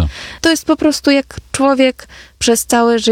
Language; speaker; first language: Polish; non-native, fluent; Ukrainian